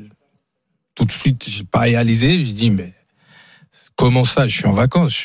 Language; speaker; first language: French; non-native, fluent; Portuguese